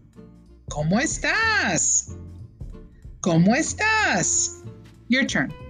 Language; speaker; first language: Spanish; non-native, fluent; English